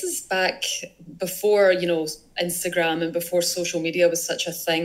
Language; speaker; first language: English; native; English